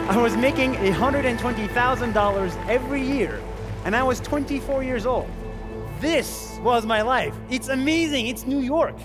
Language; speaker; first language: English; non-native, fluent; Arabic